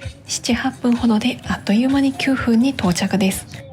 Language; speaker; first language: Japanese; native; Japanese